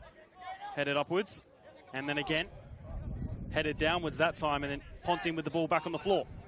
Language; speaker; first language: English; native; English